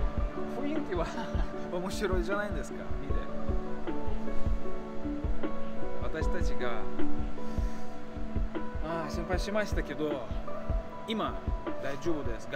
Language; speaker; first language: Japanese; non-native, learner; Russian